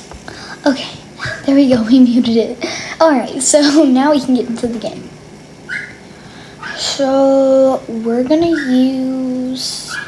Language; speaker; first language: English; native; English